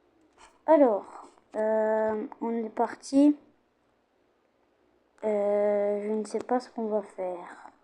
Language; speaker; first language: French; native; French